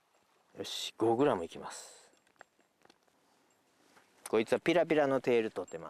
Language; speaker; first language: Japanese; native; Japanese